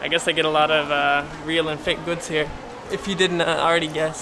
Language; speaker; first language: English; native; English